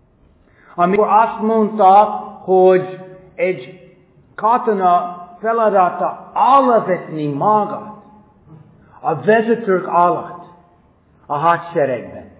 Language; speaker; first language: Hungarian; non-native, fluent; English